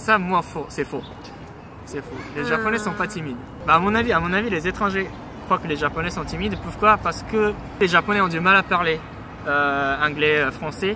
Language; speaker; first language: French; non-native, fluent; Japanese